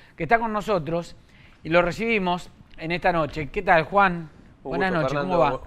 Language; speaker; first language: Spanish; native; Spanish